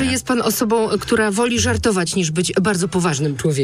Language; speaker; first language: Polish; native; Polish